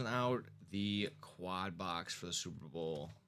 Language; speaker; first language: English; native; English